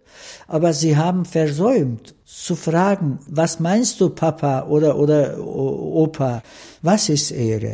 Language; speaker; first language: German; non-native, fluent; Turkish